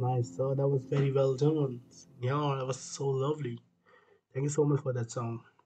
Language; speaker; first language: English; non-native, local second language; Hindi